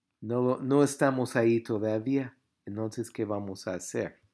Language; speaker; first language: Spanish; non-native, fluent; English